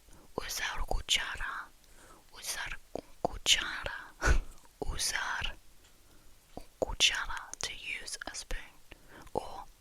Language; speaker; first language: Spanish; non-native, learner; English